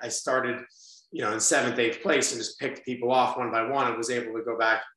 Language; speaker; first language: English; native; English